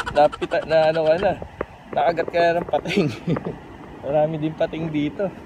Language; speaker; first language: Filipino; native; Filipino